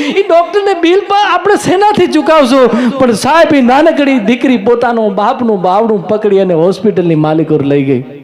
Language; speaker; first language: Gujarati; non-native, local second language; Kachhi